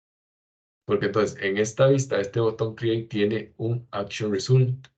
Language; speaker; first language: Spanish; native; Spanish